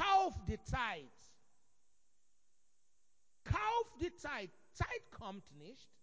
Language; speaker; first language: German; non-native, fluent; Igbo